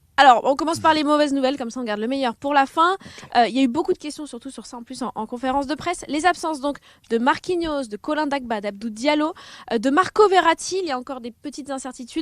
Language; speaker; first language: French; native; French